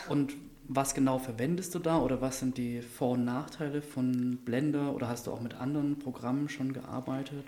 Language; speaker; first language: German; native; German